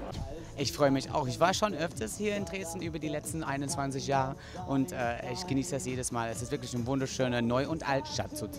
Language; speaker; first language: German; non-native, fluent; English